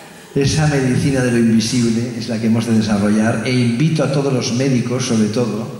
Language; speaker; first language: Spanish; native; Spanish